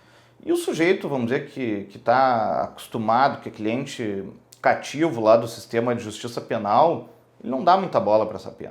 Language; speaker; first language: Portuguese; native; Portuguese